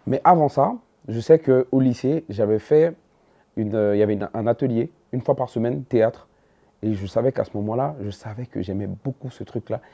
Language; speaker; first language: French; early bilingual, other home language; Dyula